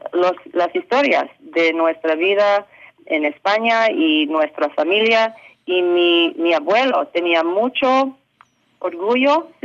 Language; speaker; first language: Spanish; early bilingual, heritage; English